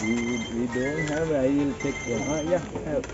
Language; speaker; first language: English; non-native, learner; Tamil